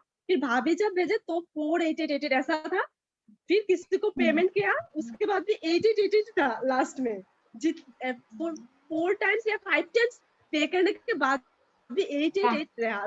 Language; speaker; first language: Hindi; native; Hindi